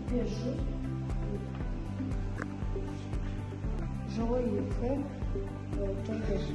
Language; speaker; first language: Kazakh; non-native, learner; Russian